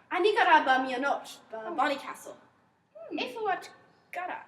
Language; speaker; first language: Hebrew; non-native, learner; English